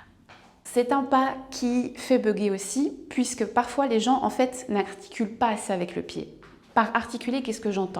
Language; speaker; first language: French; native; French